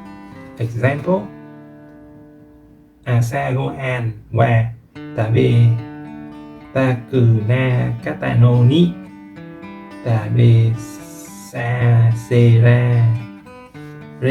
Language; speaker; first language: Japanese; non-native, learner; English